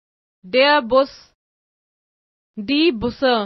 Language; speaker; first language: German; non-native, fluent; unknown